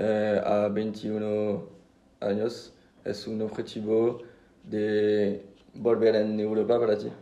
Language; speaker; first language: Spanish; non-native, fluent; French